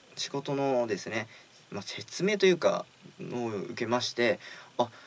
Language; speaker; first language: Japanese; native; Japanese